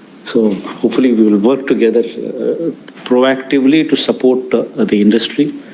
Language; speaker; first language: English; non-native, local second language; Telugu